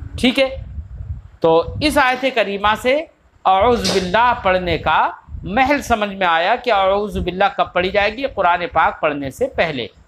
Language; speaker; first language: Urdu; native; Urdu